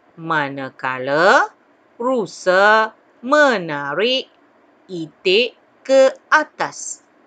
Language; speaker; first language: Malay; non-native, local second language; Chinese